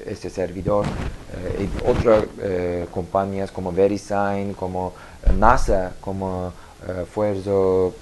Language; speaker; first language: Spanish; non-native, learner; Turkish